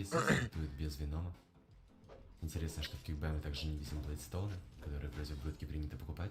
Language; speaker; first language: Russian; native; Russian